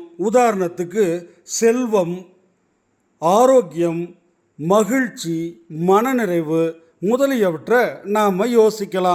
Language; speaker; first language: Tamil; native; Tamil